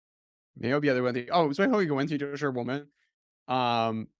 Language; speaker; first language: Chinese; non-native, fluent; English